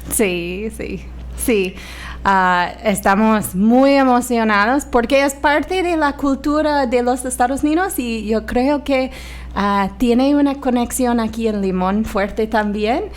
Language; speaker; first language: Spanish; non-native, fluent; English